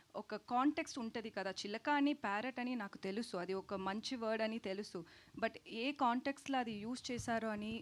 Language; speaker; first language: Telugu; non-native, fluent; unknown